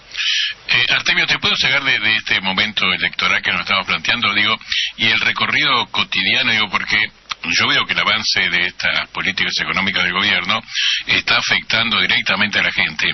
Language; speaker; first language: Spanish; native; Spanish